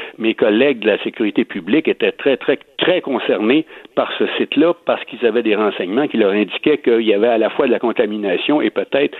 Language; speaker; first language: French; native; French